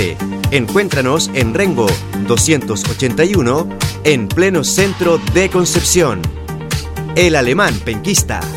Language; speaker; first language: Spanish; native; Spanish